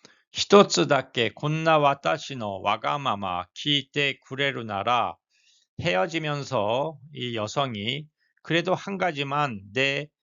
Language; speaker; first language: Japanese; non-native, fluent; Korean